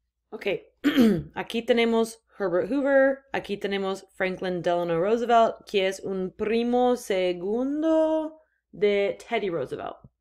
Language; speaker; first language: Spanish; non-native, fluent; English